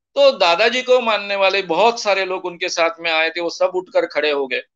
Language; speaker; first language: Hindi; non-native, local second language; Marathi